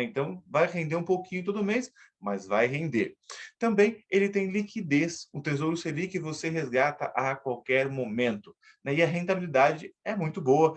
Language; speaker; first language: Portuguese; native; Portuguese